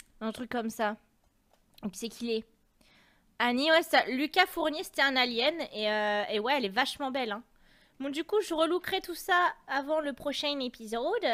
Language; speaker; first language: French; native; French